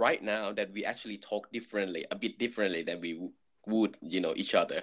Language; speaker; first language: English; non-native, fluent; Thai